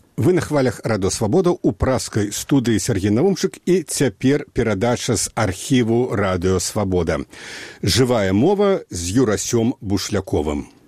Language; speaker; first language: Belarusian; native; Belarusian